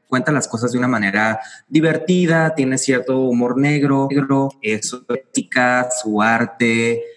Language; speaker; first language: Spanish; native; Spanish